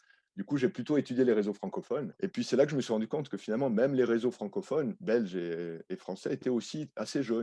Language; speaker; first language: French; native; French